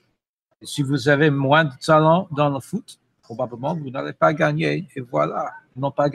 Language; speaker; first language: French; non-native, fluent; English